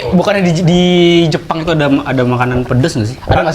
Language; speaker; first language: Indonesian; native; Indonesian